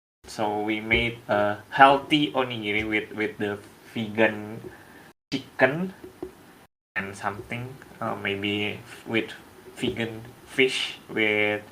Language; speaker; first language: English; non-native, learner; Indonesian